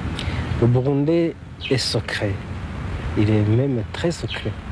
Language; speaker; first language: French; non-native, local second language; Rundi